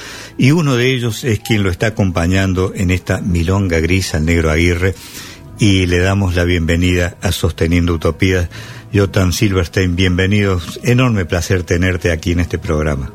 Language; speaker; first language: Spanish; native; Spanish